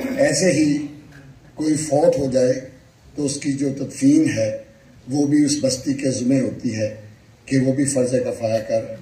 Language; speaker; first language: Urdu; native; Urdu